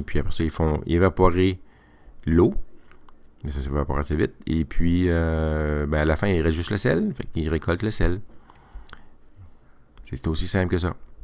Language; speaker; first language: French; native; French